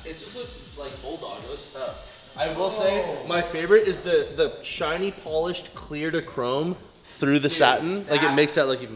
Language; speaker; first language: English; native; English